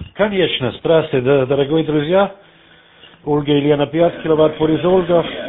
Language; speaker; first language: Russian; non-native, learner; German